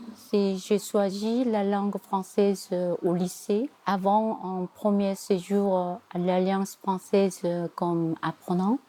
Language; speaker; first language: French; non-native, fluent; Korean